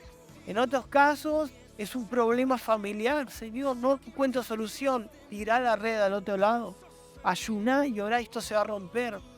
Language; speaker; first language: Spanish; native; Spanish